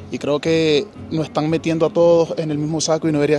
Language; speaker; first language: Spanish; native; Spanish